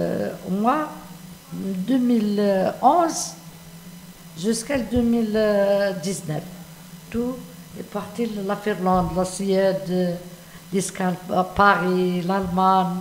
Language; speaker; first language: French; non-native, learner; Arabic